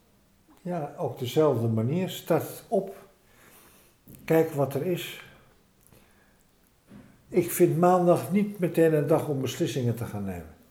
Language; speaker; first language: Dutch; native; Dutch